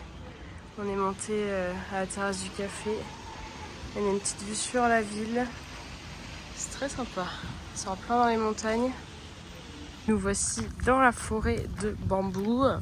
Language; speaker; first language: French; native; French